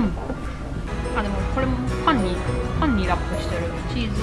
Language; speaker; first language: Japanese; non-native, fluent; German